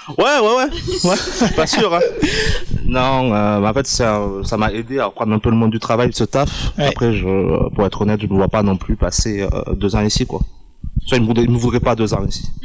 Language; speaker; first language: French; native; French